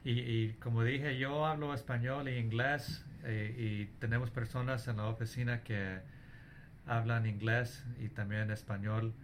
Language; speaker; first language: Spanish; early bilingual, heritage; English